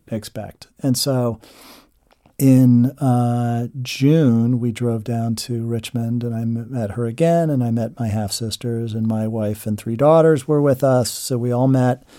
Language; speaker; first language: English; native; English